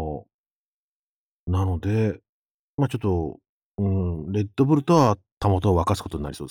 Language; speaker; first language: Japanese; native; Japanese